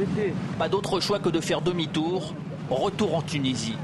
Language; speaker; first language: French; native; French